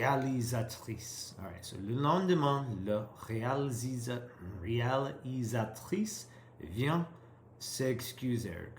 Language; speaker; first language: French; non-native, learner; English